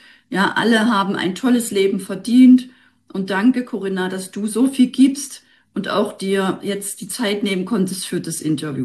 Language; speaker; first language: German; native; German